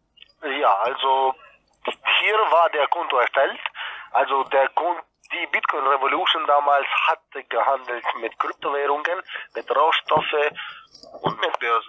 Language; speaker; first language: German; non-native, fluent; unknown